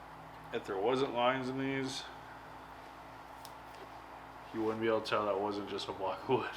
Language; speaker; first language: English; native; English